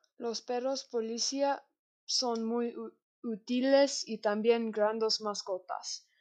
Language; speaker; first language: Spanish; non-native, learner; English